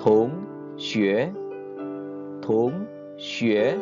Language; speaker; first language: Chinese; non-native, fluent; Indonesian